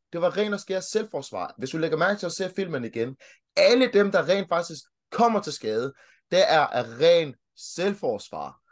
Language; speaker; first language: Danish; early bilingual, other home language; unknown